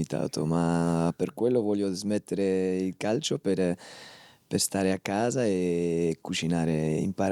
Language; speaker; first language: Italian; non-native, fluent; Dutch